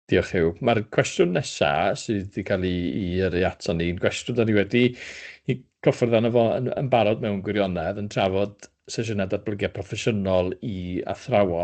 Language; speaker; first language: Welsh; native; Welsh